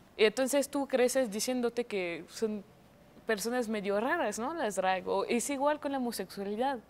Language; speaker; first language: Spanish; non-native, fluent; French